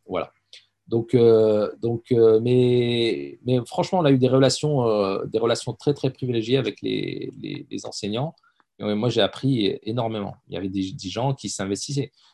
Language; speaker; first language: French; early bilingual, other home language; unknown